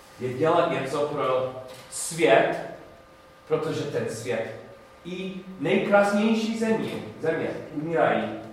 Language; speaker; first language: Czech; non-native, learner; English